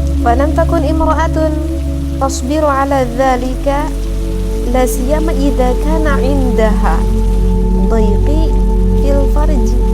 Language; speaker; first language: Arabic; non-native, fluent; Indonesian